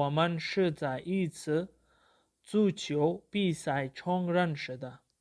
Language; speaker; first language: Chinese; non-native, fluent; Urdu